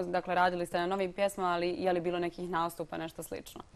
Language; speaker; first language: Bosnian; native; Bosnian